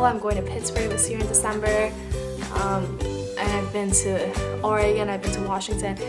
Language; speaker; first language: English; native; English